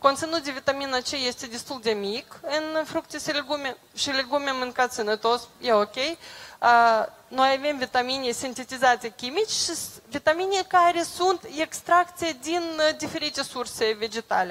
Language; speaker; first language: Romanian; non-native, local second language; Russian